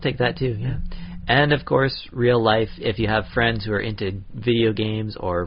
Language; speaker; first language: English; native; English